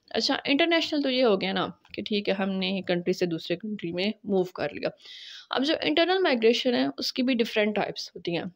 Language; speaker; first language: Urdu; native; Urdu